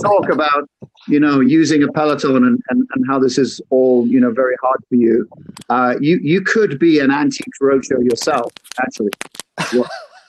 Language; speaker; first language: English; native; English